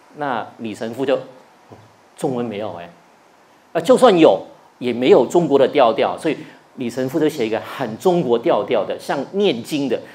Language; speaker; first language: Chinese; non-native, local second language; Cantonese